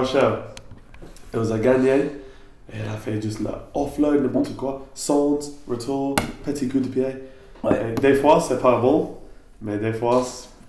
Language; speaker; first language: French; non-native, learner; English